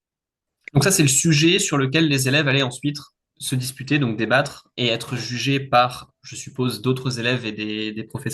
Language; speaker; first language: French; native; French